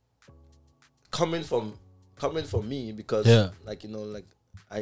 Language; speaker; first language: English; non-native, local second language; Igbo